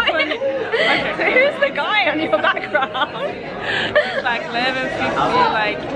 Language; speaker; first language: English; native; English